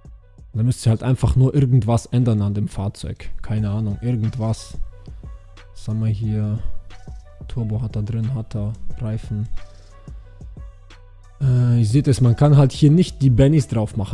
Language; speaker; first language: German; native; German